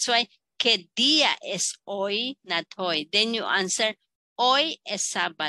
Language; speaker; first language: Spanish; non-native, learner; Filipino